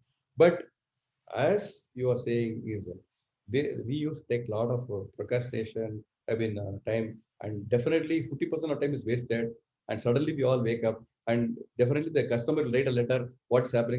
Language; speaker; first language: English; non-native, local second language; Tamil